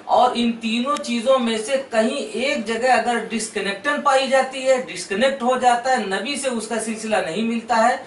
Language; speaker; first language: Urdu; native; Urdu